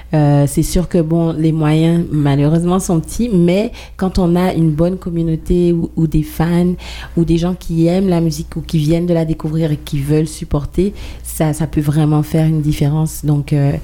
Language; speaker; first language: French; native; French